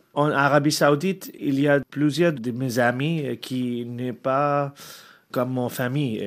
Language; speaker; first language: French; non-native, learner; Arabic